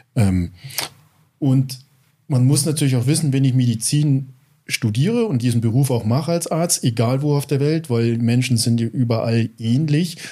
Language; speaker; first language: German; early bilingual, other home language; English